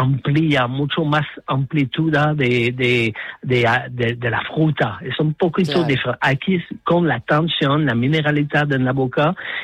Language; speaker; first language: Spanish; non-native, fluent; English